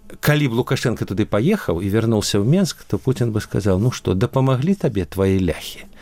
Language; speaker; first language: Belarusian; native; Belarusian